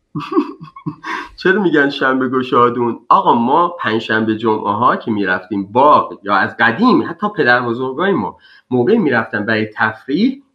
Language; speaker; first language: Persian; native; Persian